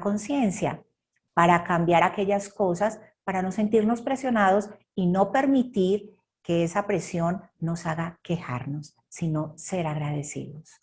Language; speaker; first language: Spanish; native; Spanish